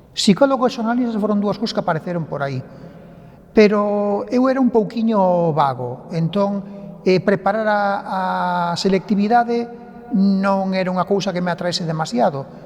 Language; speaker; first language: Galician; non-native, local second language; Spanish